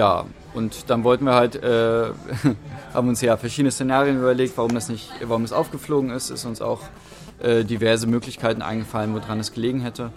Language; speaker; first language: German; native; German